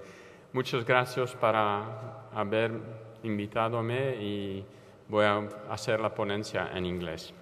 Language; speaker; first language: Spanish; non-native, learner; French